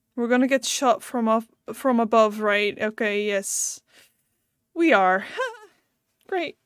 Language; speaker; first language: English; non-native, fluent; Dutch